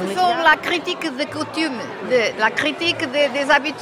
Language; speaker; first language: French; non-native, learner; Portuguese